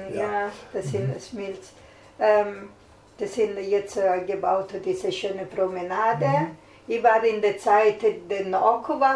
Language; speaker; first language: German; non-native, learner; Italian